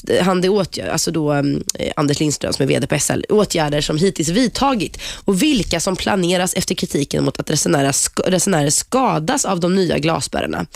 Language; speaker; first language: Swedish; native; Swedish